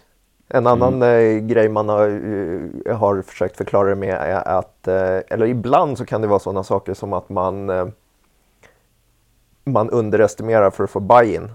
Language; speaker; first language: Swedish; native; Swedish